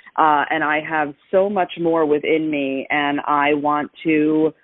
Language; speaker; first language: English; native; English